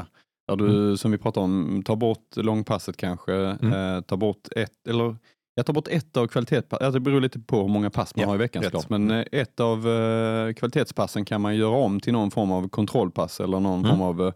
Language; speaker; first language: Swedish; native; Swedish